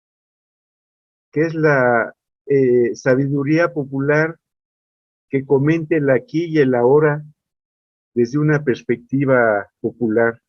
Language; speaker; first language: Spanish; native; Spanish